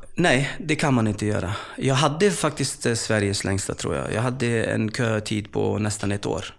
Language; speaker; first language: Swedish; early bilingual, other home language; Arabic